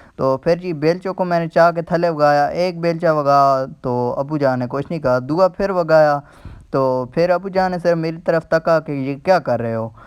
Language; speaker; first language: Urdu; non-native, local second language; Punjabi